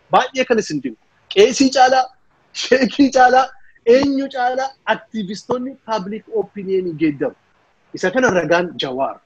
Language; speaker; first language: Oromo; native; Oromo